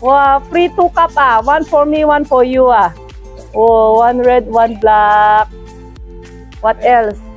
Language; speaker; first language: English; non-native, local second language; Filipino